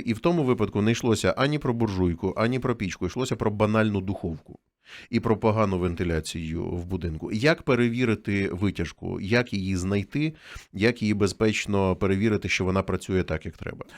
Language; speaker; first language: Ukrainian; native; Ukrainian